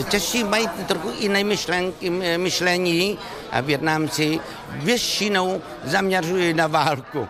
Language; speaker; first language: Czech; non-native, fluent; Vietnamese